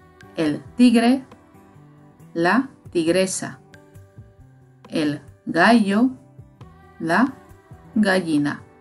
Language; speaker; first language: Spanish; non-native, fluent; Slovak